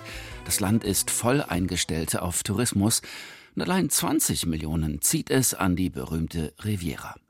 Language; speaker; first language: German; native; German